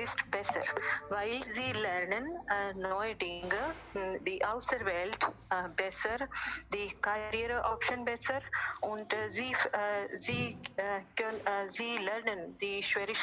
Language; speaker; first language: German; non-native, learner; Hindi